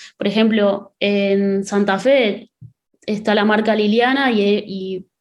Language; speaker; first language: Spanish; native; Spanish